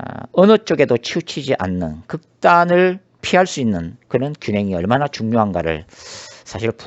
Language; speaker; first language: Korean; native; Korean